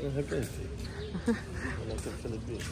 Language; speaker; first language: Arabic; non-native, learner; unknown